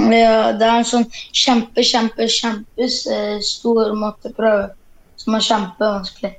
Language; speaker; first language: Norwegian; early bilingual, other home language; Arabic